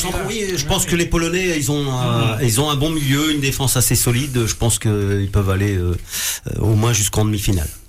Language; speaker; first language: French; native; French